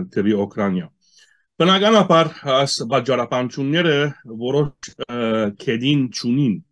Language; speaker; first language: Armenian; early bilingual, heritage; Armenian